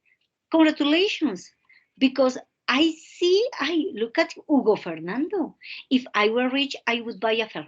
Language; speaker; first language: English; non-native, fluent; Spanish